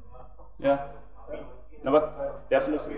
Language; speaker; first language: German; native; German